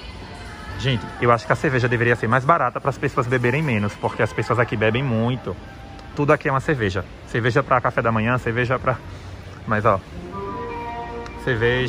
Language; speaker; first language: Portuguese; native; Portuguese